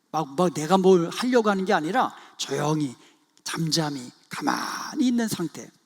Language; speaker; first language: Korean; native; Korean